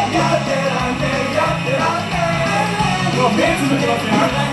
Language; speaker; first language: Japanese; native; Japanese